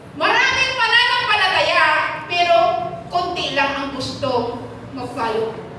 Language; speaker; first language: Filipino; non-native, local second language; Hiligaynon